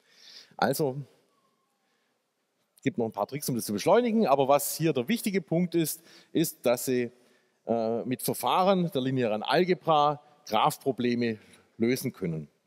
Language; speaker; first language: German; native; German